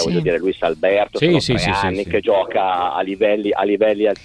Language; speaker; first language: Italian; native; Italian